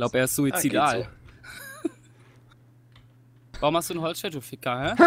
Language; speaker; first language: German; native; German